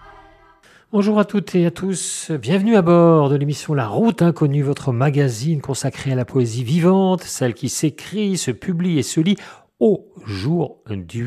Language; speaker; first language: French; native; French